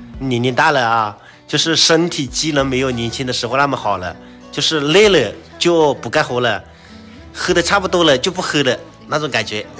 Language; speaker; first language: Chinese; native; Chinese